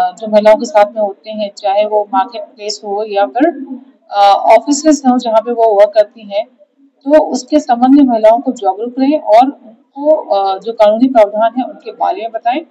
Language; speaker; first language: Hindi; native; Hindi